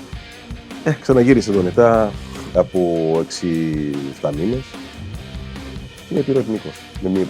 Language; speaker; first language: Greek; non-native, learner; Kabuverdianu